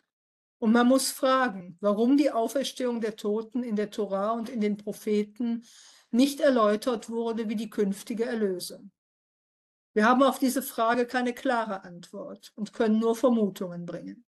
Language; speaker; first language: German; native; German